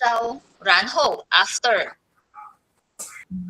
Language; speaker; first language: Chinese; non-native, fluent; Filipino